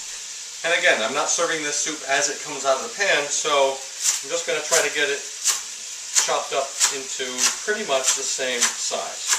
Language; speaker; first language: English; native; English